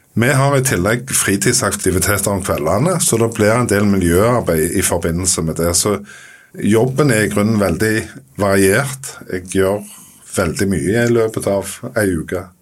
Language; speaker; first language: Norwegian; native; Norwegian